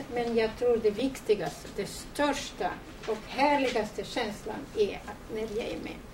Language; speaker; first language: Swedish; non-native, fluent; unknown